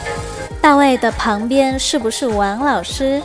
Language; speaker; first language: Chinese; non-native, learner; Vietnamese